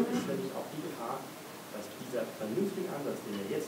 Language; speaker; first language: German; native; German